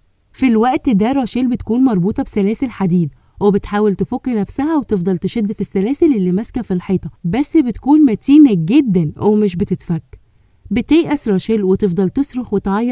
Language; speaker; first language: Arabic; native; Arabic